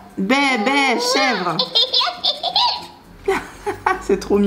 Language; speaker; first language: French; native; French